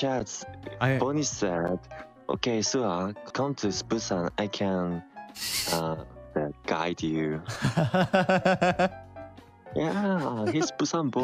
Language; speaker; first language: English; non-native, learner; Korean